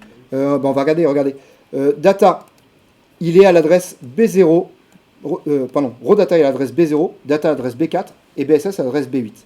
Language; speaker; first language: French; native; French